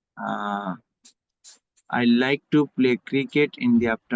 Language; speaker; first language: English; non-native, learner; Bangla